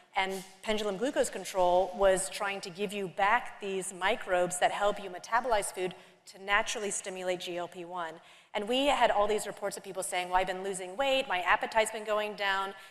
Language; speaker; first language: English; native; English